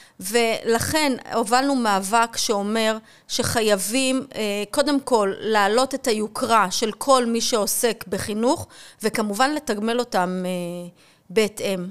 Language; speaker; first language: Hebrew; native; Hebrew